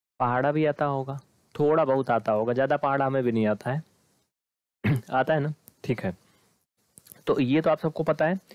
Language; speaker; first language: Hindi; native; Hindi